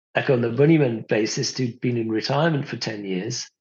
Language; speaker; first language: English; native; English